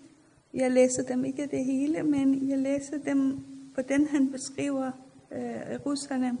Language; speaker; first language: Danish; non-native, fluent; Persian